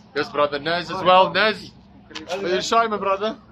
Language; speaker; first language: English; non-native, local second language; Afrikaans